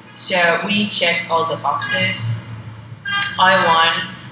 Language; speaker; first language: English; non-native, fluent; Estonian